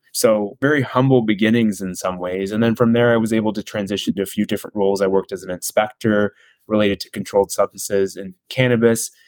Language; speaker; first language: English; native; English